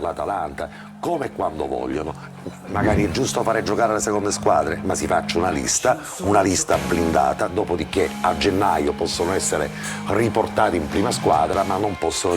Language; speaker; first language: Italian; native; Italian